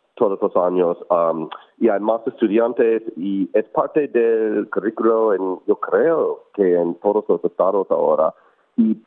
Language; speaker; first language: Spanish; non-native, fluent; English